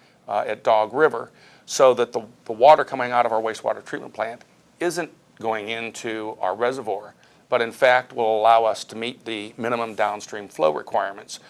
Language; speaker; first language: English; native; English